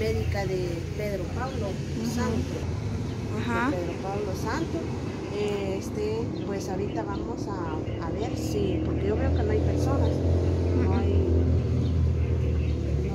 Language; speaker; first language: Spanish; native; Spanish